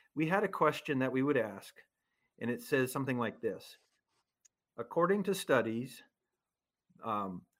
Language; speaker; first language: English; native; English